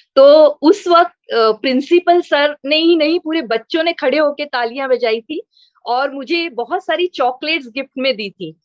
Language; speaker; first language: Hindi; non-native, local second language; Marathi